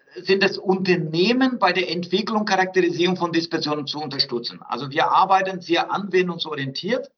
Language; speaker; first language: German; non-native, fluent; Portuguese